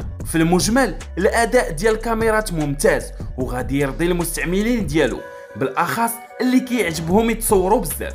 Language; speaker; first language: Arabic; native; Arabic